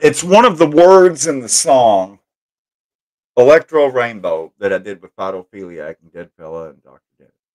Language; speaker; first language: English; native; English